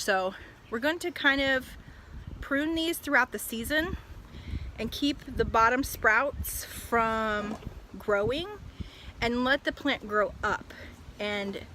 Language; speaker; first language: English; native; English